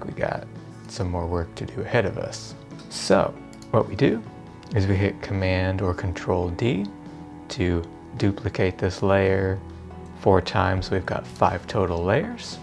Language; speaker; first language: English; native; English